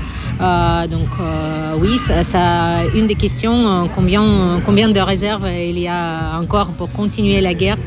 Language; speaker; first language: French; non-native, fluent; Russian